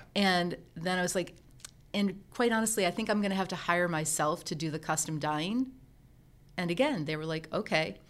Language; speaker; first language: English; native; English